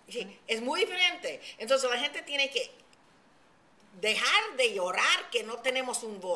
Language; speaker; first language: Spanish; early bilingual, heritage; Spanish